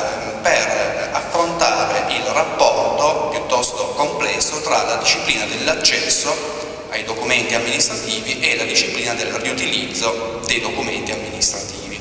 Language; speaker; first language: Italian; native; Italian